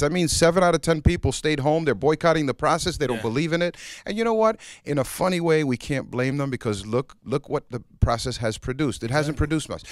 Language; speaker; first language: English; early bilingual, other home language; Spanish